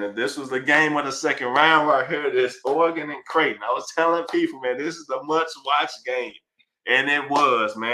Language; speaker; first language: English; native; English